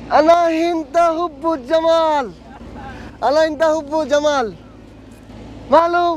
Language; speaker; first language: Bangla; native; Bangla